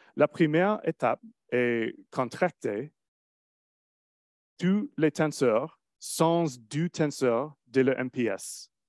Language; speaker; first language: French; non-native, learner; English